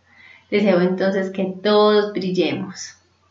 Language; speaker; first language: Spanish; native; Spanish